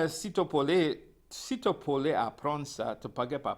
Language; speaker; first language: French; non-native, local second language; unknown